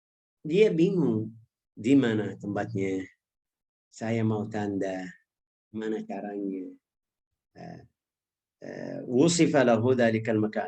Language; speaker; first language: Indonesian; non-native, fluent; Arabic